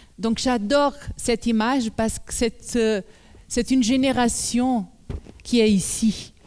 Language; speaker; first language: French; non-native, learner; Portuguese